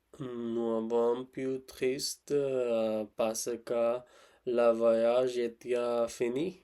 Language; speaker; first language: French; non-native, learner; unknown